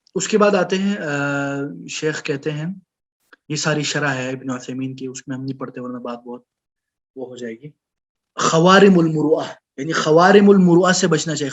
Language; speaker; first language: Urdu; non-native, local second language; Pashto